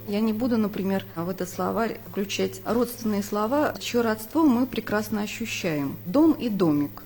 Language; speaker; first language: Russian; native; Russian